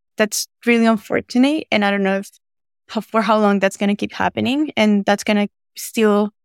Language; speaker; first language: English; non-native, fluent; Spanish